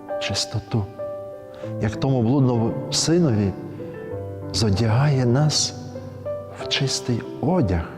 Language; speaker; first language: Ukrainian; native; Ukrainian